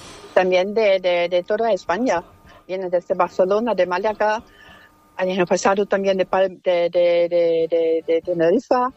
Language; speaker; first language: Spanish; non-native, fluent; German